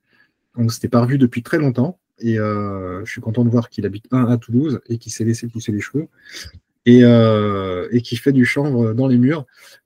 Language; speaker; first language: French; native; French